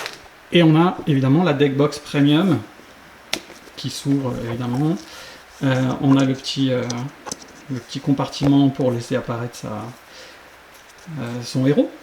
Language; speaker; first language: French; native; French